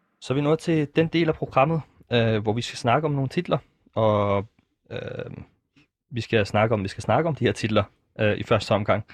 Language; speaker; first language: Danish; early bilingual, other home language; Arabic